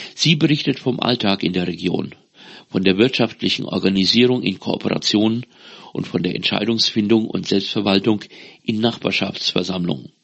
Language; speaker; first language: German; native; German